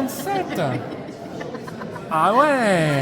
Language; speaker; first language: French; native; French